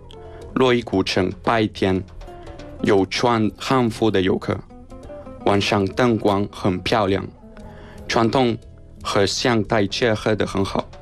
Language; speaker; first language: Chinese; non-native, fluent; Spanish